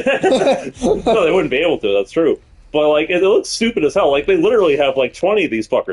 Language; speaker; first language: English; native; English